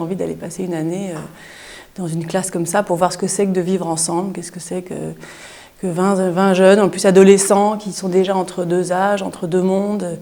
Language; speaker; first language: French; native; French